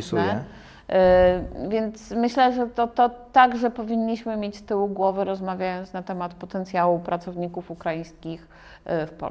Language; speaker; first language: Polish; native; Polish